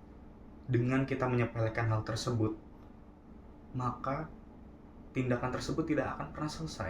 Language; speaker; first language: Indonesian; native; Indonesian